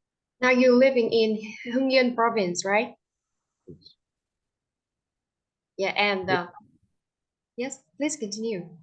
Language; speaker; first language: English; non-native, fluent; Vietnamese